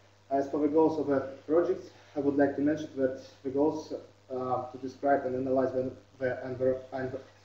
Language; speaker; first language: English; non-native, fluent; Russian